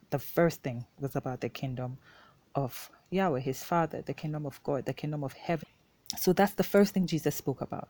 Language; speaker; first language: English; non-native, local second language; Akan